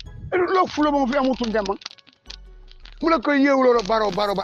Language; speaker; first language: English; non-native, local second language; Mandingo